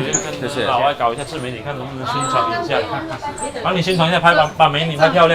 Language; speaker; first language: Chinese; native; Chinese